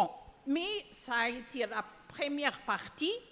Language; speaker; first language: French; non-native, fluent; Portuguese